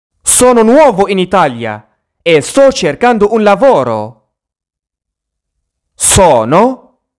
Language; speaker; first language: Italian; non-native, fluent; Arabic